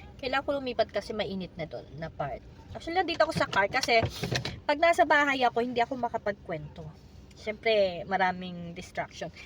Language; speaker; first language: Filipino; native; Filipino